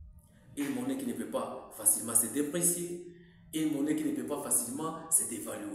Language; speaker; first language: French; non-native, local second language; Swahili